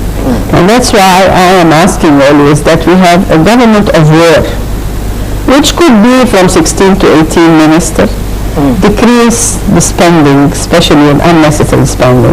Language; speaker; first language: English; non-native, fluent; Arabic